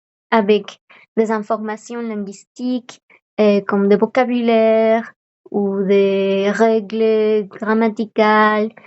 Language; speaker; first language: French; non-native, fluent; Spanish